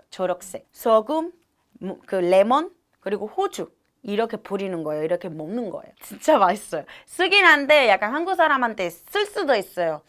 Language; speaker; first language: Korean; non-native, fluent; Spanish